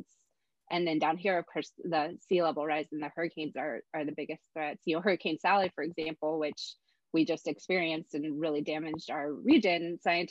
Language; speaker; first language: English; native; English